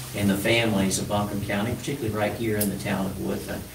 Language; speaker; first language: English; native; English